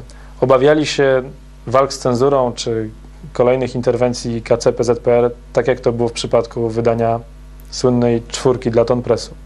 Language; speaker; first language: Polish; native; Polish